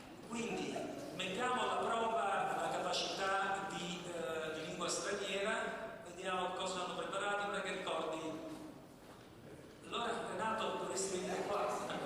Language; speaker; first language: Italian; native; Italian